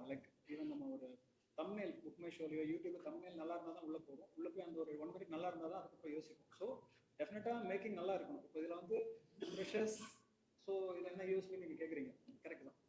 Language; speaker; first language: Tamil; native; Tamil